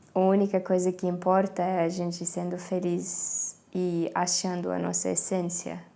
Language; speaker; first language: Portuguese; non-native, fluent; Estonian